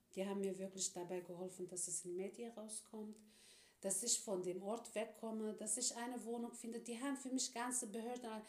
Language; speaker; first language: German; non-native, fluent; Turkish